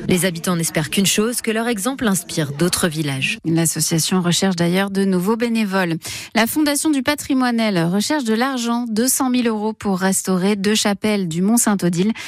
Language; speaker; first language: French; native; French